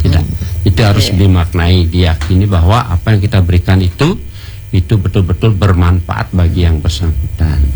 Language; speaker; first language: Malay; non-native, local second language; Balinese